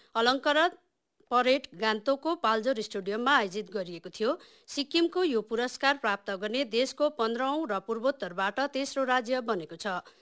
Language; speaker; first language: Nepali; native; Nepali